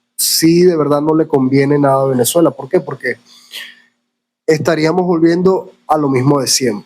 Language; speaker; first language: Spanish; native; Spanish